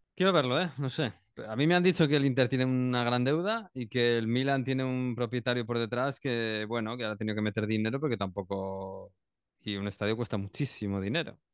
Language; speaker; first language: Spanish; native; Spanish